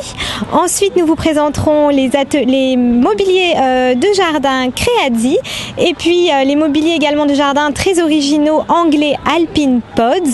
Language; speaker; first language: French; native; French